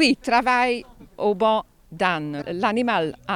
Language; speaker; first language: French; non-native, fluent; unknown